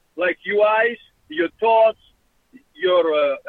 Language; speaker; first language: English; non-native, learner; Russian